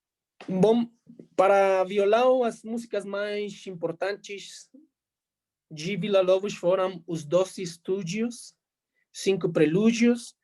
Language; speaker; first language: Portuguese; non-native, fluent; Spanish